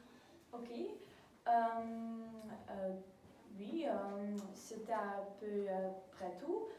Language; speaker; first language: French; non-native, learner; Dutch